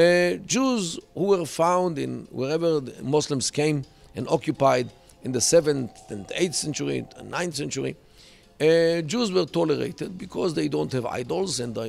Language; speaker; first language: English; non-native, fluent; Hebrew